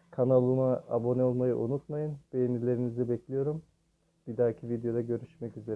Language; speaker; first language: Turkish; early bilingual, heritage; Turkish